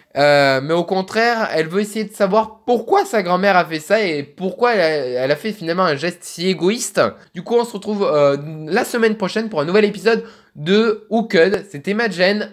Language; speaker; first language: French; native; French